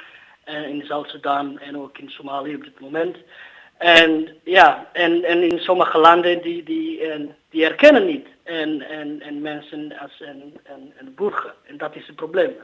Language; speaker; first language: Dutch; non-native, learner; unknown